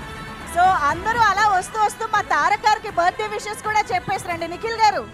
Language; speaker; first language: Telugu; native; Telugu